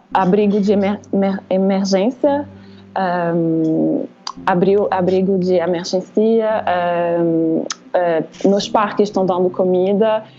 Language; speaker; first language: Portuguese; non-native, fluent; French